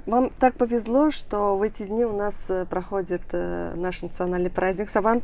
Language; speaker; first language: Russian; native; Russian